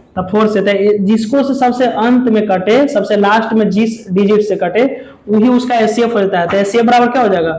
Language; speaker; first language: Hindi; native; Hindi